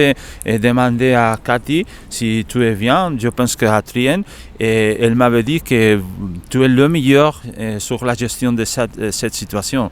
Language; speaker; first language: French; non-native, learner; Spanish